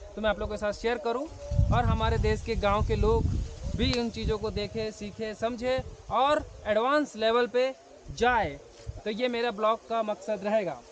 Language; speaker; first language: Hindi; native; Hindi